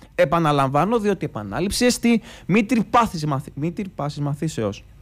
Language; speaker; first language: Greek; native; Greek